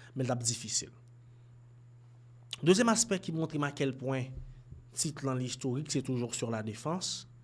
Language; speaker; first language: French; non-native, local second language; Haitian Creole